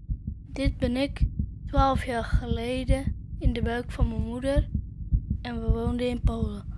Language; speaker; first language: Dutch; early bilingual, other home language; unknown